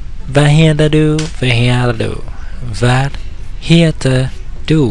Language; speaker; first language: Swedish; non-native, learner; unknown